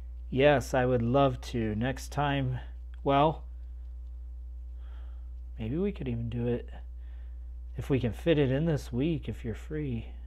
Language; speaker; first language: English; native; English